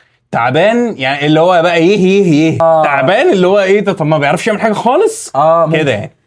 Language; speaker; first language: Arabic; native; Arabic